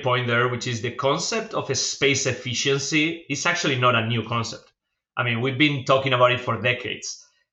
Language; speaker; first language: English; non-native, fluent; Spanish